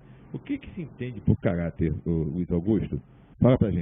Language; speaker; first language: Portuguese; native; Portuguese